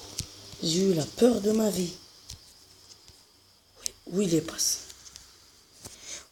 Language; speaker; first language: French; non-native, local second language; Arabic